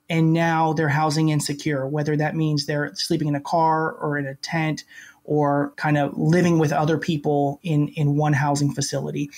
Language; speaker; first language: English; native; English